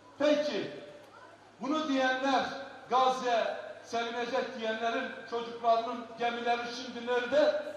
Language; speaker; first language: Turkish; non-native, local second language; Kurdish